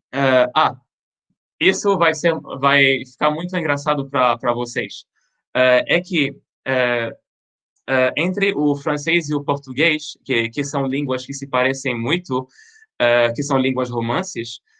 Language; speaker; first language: Portuguese; non-native, fluent; French